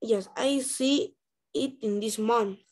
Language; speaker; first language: English; non-native, learner; Spanish